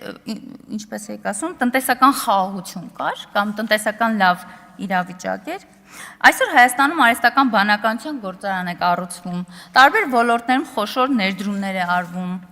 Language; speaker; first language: Armenian; native; Armenian